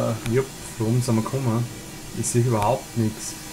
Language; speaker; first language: German; native; German